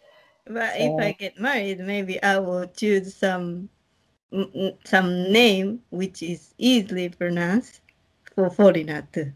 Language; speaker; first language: English; non-native, learner; Japanese